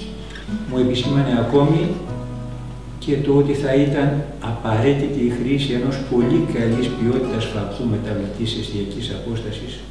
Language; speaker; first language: Greek; native; Greek